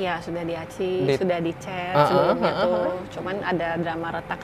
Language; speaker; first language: Indonesian; native; Indonesian